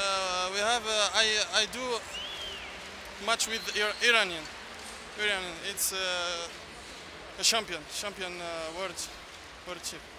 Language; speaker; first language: English; non-native, learner; Arabic